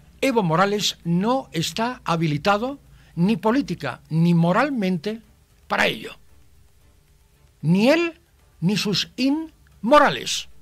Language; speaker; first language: Spanish; native; Spanish